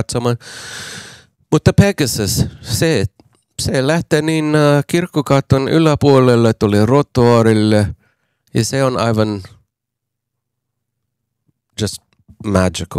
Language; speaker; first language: Finnish; non-native, learner; English